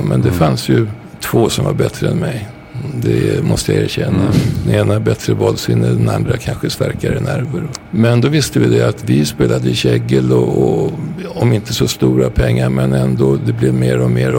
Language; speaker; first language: Swedish; native; Swedish